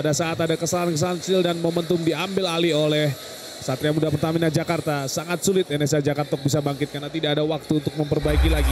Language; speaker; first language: Indonesian; native; Indonesian